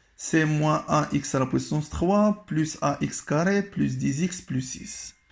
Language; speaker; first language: French; non-native, local second language; Arabic